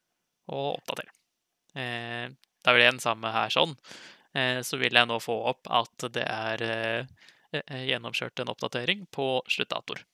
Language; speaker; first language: Norwegian; native; Norwegian